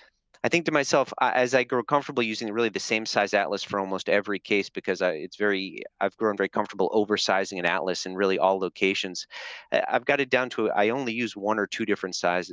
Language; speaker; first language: English; native; English